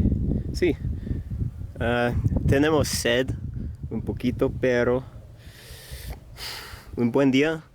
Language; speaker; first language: Spanish; non-native, learner; English